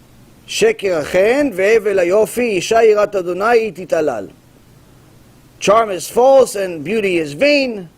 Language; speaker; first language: English; non-native, fluent; Hebrew